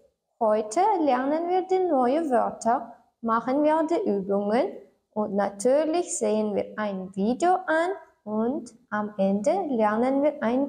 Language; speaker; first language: German; non-native, learner; Turkmen